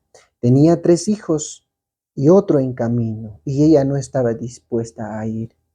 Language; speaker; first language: Spanish; native; Spanish